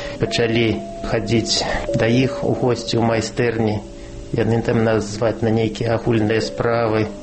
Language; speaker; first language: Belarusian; non-native, local second language; Russian